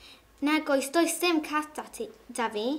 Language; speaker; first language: Welsh; non-native, learner; English